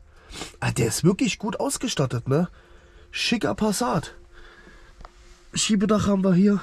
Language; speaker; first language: German; native; German